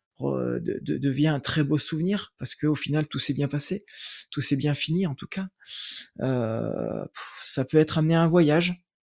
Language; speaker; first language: French; native; French